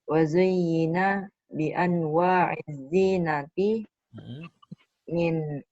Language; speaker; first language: Arabic; non-native, learner; Indonesian